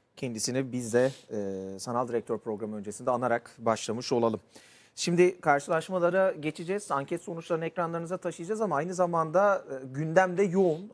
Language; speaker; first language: Turkish; native; Turkish